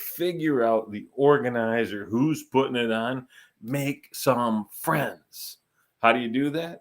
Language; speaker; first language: English; native; English